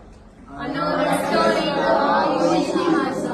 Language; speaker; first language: Japanese; non-native, learner; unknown